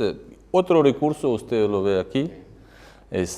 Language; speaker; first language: Spanish; non-native, fluent; Russian